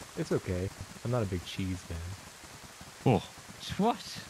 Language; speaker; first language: English; native; English